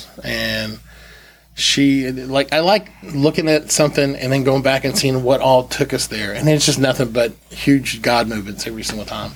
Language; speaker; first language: English; native; English